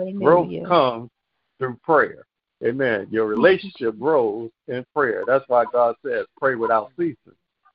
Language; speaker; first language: English; native; English